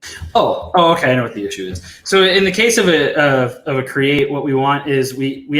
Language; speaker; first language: English; native; English